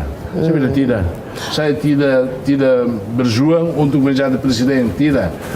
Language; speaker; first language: Indonesian; non-native, fluent; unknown